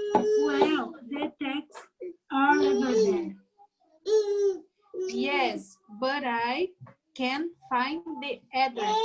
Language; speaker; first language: English; non-native, learner; Portuguese